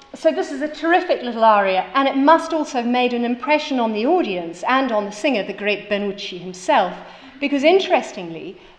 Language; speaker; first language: English; native; English